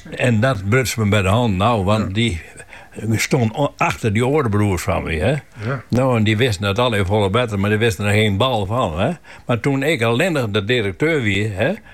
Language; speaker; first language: Dutch; non-native, local second language; Western Frisian